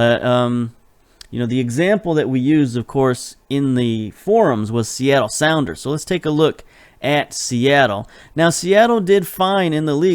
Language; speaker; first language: English; native; English